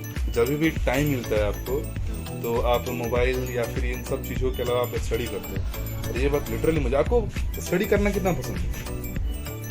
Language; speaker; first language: Hindi; native; Hindi